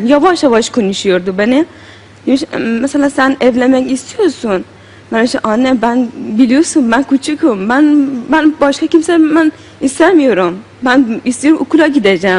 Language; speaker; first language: Turkish; non-native, learner; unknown